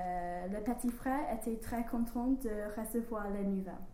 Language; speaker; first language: French; non-native, learner; English